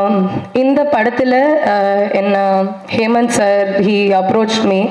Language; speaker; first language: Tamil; non-native, local second language; Kannada